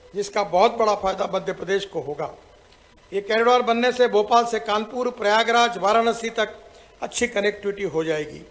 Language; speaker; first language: Hindi; non-native, local second language; Marathi